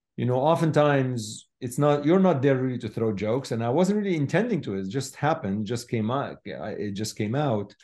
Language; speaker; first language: English; non-native, fluent; Arabic